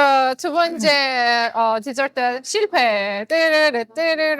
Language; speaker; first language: Korean; non-native, learner; Azerbaijani